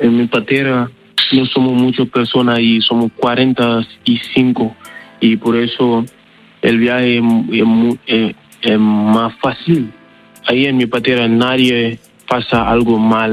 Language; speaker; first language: Spanish; non-native, learner; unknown